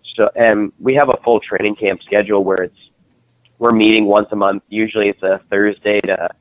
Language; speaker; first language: English; native; English